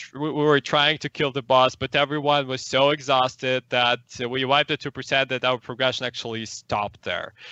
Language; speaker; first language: English; non-native, fluent; Russian